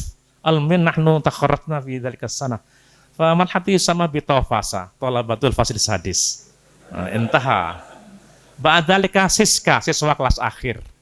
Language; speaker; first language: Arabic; non-native, fluent; Indonesian